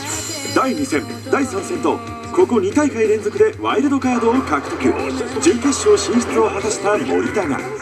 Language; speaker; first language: Japanese; native; Japanese